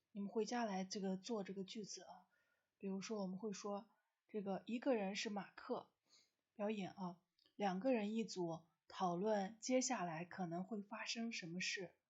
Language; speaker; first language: Chinese; non-native, fluent; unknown